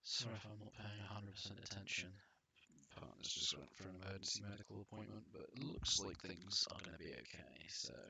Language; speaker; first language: English; native; English